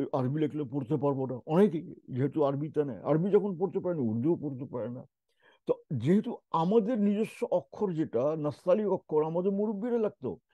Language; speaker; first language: Bangla; non-native, local second language; Urdu